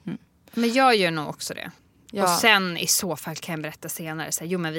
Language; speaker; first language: Swedish; native; Swedish